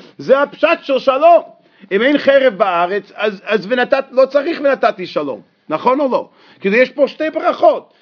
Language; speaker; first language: Hebrew; non-native, fluent; English